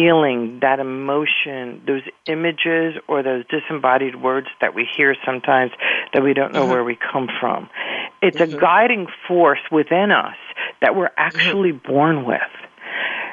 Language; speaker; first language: English; early bilingual, other home language; Spanish